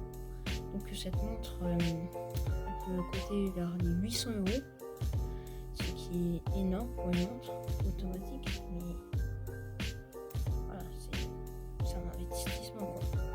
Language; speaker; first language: French; native; French